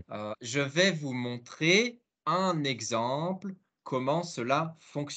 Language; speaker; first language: French; non-native, fluent; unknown